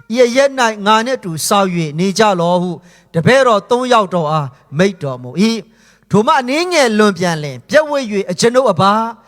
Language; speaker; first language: Burmese; non-native, local second language; Hakha Chin